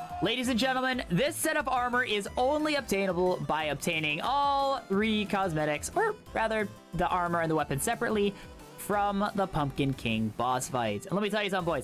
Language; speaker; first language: English; native; English